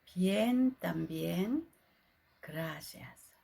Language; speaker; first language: Spanish; non-native, fluent; Korean